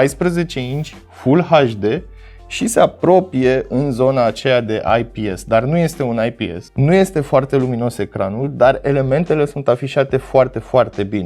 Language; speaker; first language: Romanian; native; Romanian